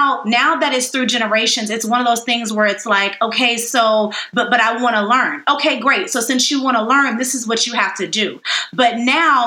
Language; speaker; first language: English; native; English